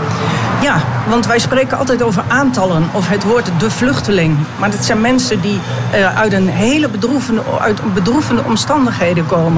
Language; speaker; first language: Dutch; native; Dutch